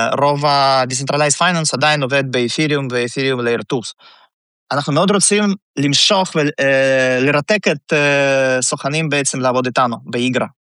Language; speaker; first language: Hebrew; early bilingual, other home language; Russian